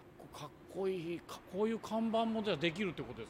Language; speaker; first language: Japanese; native; Japanese